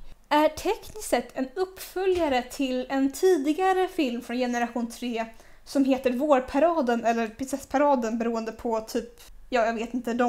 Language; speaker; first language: Swedish; native; Swedish